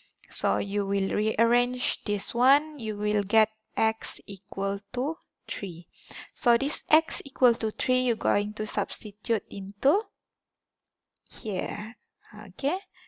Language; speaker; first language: English; non-native, local second language; Malay